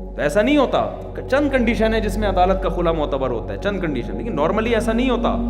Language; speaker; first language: Urdu; native; Urdu